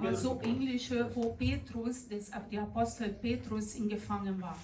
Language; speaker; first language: German; non-native, learner; Portuguese